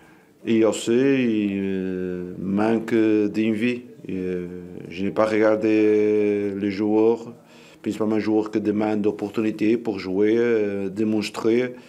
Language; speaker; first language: French; non-native, learner; Portuguese